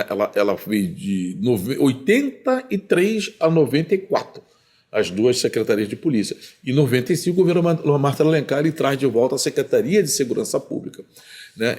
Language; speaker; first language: Portuguese; native; Portuguese